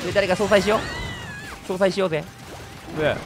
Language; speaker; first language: Japanese; native; Japanese